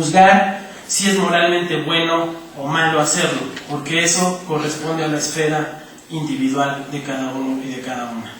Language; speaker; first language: Spanish; native; Spanish